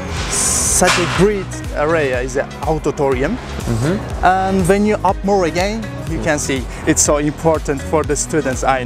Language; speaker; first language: English; non-native, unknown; Turkish